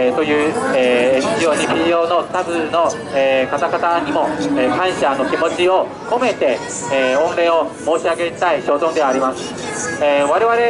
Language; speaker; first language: Japanese; non-native, fluent; Chinese